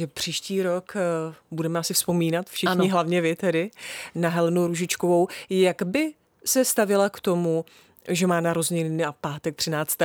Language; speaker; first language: Czech; native; Czech